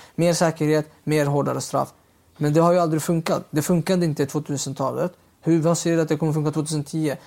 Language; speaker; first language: Swedish; early bilingual, other home language; Uyghur